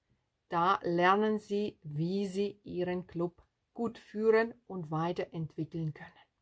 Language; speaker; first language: German; non-native, fluent; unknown